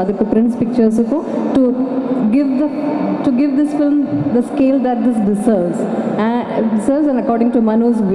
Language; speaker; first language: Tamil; non-native, fluent; Malayalam